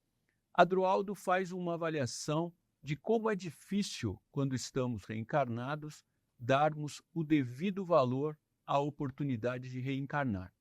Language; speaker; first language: Portuguese; native; Portuguese